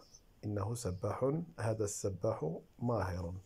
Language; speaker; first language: Arabic; native; Arabic